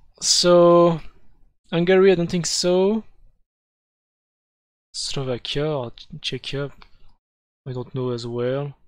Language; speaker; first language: English; non-native, fluent; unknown